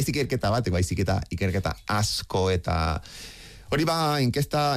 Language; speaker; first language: Basque; native; Basque